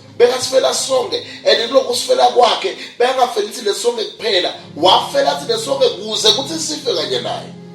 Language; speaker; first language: Zulu; non-native, local second language; Swati